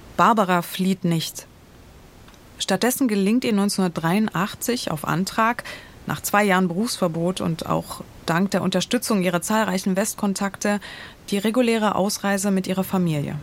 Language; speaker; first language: German; native; German